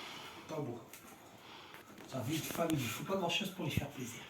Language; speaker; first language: French; native; French